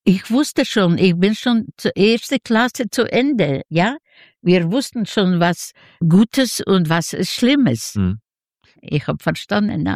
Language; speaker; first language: German; non-native, learner; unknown